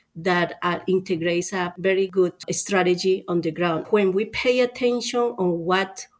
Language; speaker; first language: English; non-native, fluent; Spanish